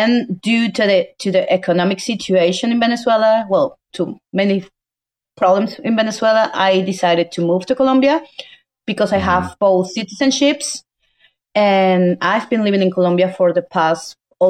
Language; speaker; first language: English; non-native, fluent; Spanish